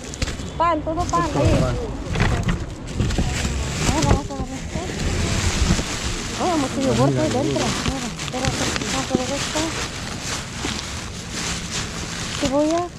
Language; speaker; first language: Spanish; non-native, learner; Filipino